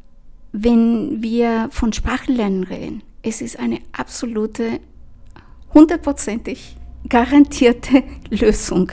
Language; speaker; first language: German; non-native, fluent; Spanish